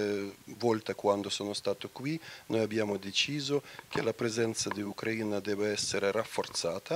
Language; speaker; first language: Italian; non-native, fluent; Ukrainian